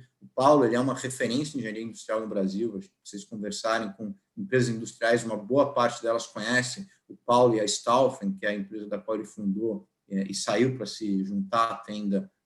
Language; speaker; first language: Portuguese; native; Portuguese